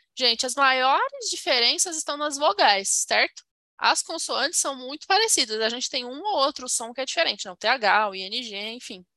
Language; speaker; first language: Portuguese; native; Portuguese